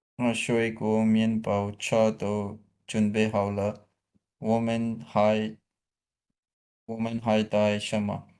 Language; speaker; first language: Chinese; non-native, learner; Urdu